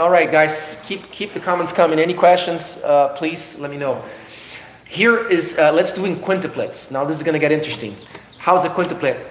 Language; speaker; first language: English; non-native, fluent; Portuguese